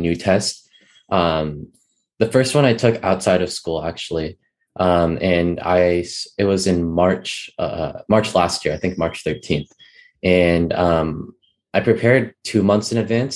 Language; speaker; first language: English; native; English